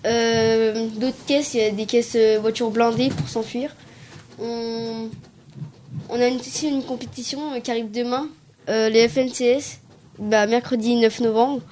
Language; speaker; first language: French; native; French